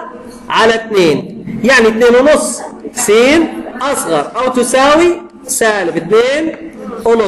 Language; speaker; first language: Arabic; native; Arabic